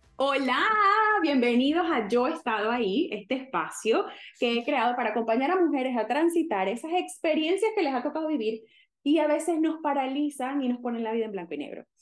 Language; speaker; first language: Spanish; native; Spanish